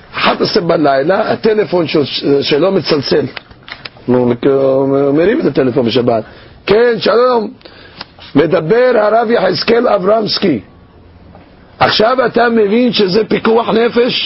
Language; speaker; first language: Hebrew; non-native, fluent; English